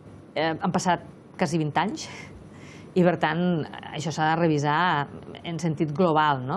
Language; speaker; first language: Catalan; native; Catalan